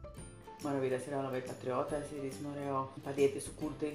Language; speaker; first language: Lithuanian; non-native, fluent; Spanish